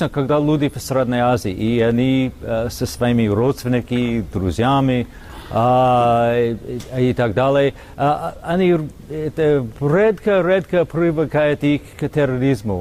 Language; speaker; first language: Russian; non-native, fluent; English